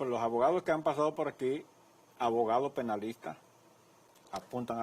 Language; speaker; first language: Spanish; native; Spanish